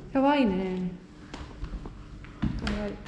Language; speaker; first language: Japanese; non-native, learner; English